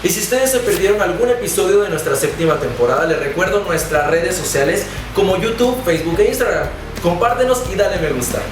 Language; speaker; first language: Spanish; native; Spanish